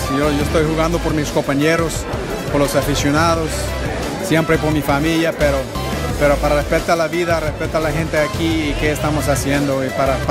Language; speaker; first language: Spanish; non-native, fluent; English